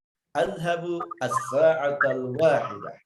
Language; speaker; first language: Arabic; non-native, fluent; Indonesian